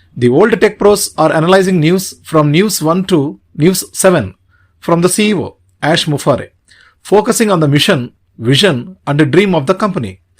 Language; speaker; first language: English; non-native, local second language; Telugu